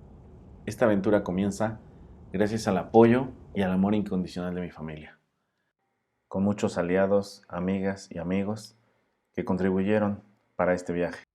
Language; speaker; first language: Spanish; native; Spanish